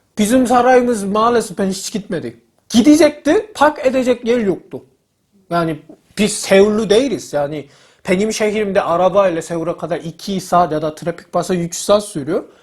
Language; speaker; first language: Turkish; non-native, learner; Korean